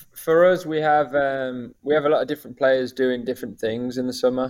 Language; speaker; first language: English; native; English